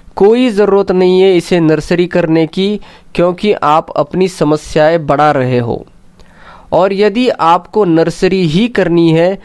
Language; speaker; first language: Hindi; non-native, local second language; Marathi